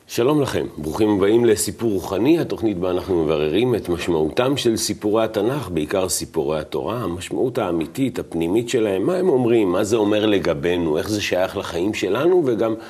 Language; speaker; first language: Hebrew; native; Hebrew